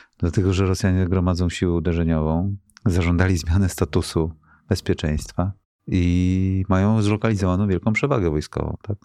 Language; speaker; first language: Polish; native; Polish